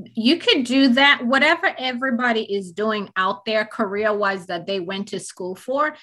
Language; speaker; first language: English; non-native, local second language; Ganda